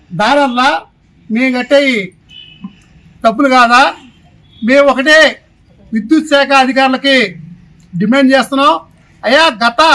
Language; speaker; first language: Telugu; native; Telugu